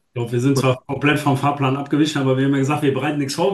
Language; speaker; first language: German; native; German